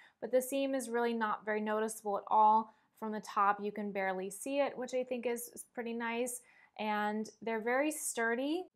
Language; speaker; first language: English; native; English